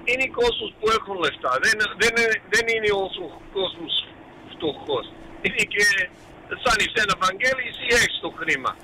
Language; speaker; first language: Greek; early bilingual, heritage; Greek